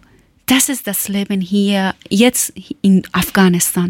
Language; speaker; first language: German; non-native, learner; Persian